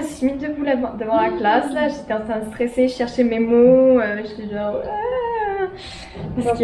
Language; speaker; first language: French; native; French